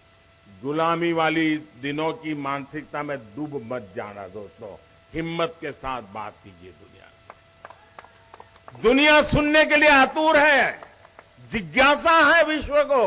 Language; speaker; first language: Hindi; non-native, local second language; Gujarati